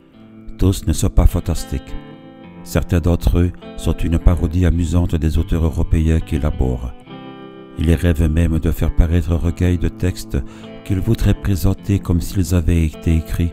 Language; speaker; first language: French; native; French